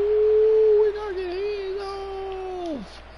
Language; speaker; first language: English; native; English